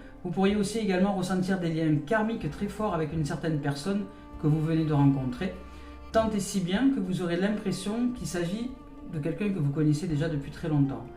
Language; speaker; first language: French; native; French